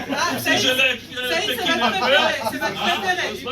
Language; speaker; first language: French; native; French